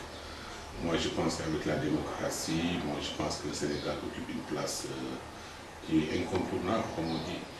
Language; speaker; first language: French; non-native, local second language; Wolof